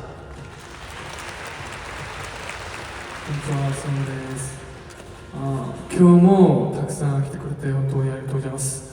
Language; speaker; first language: Japanese; non-native, learner; Korean